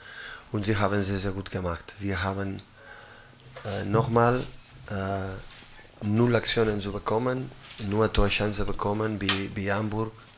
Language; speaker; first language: German; non-native, learner; Catalan